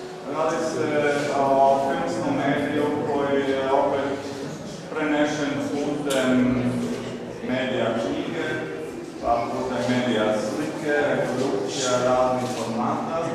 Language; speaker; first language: Croatian; native; Croatian